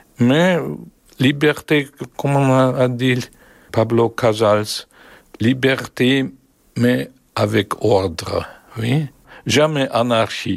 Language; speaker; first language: French; non-native, learner; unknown